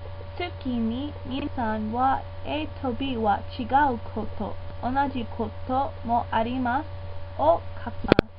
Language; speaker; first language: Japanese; non-native, learner; English